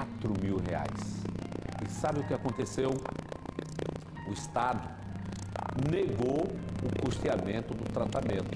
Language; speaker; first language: Portuguese; native; Portuguese